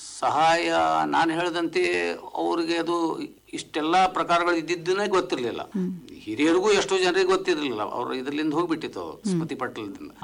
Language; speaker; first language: Kannada; non-native, local second language; Konkani